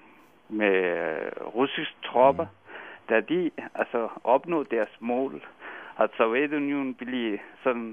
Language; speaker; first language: Danish; non-native, fluent; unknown